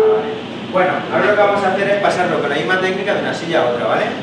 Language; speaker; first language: Spanish; native; Spanish